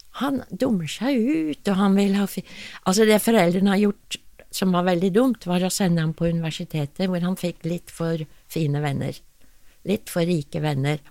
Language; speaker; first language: Norwegian; non-native, fluent; English